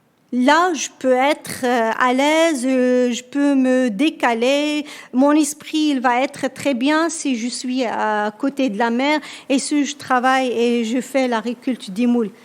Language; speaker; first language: French; non-native, local second language; Berber languages